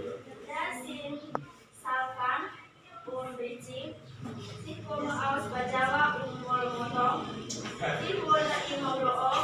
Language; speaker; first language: German; non-native, learner; Indonesian